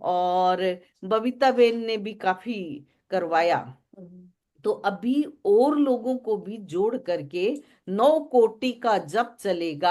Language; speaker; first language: Hindi; native; Hindi